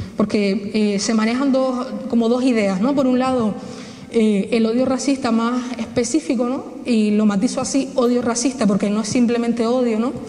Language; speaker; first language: Spanish; native; Spanish